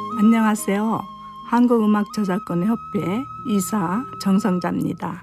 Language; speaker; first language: Korean; native; Korean